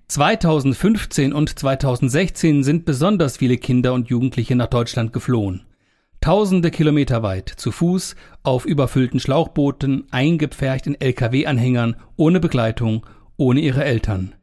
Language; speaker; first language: German; native; German